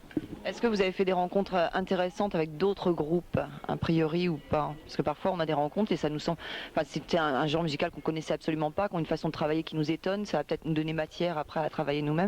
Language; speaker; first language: French; native; French